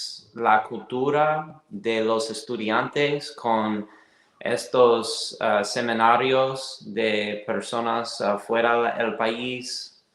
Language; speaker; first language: Spanish; non-native, learner; English